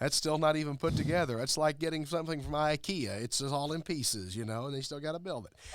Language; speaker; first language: English; native; English